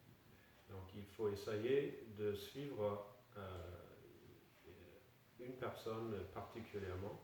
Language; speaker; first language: French; non-native, fluent; Danish